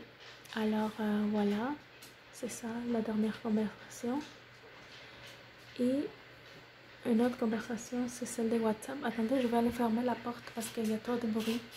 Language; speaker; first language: French; non-native, fluent; Spanish